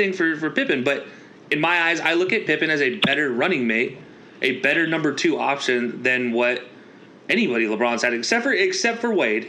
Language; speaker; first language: English; native; English